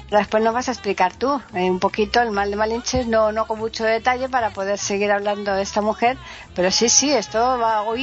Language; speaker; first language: Spanish; native; Spanish